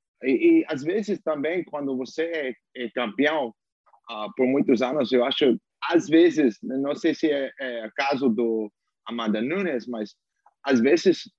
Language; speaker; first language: Portuguese; non-native, learner; English